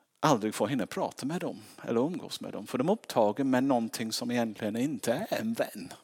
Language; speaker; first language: Swedish; non-native, fluent; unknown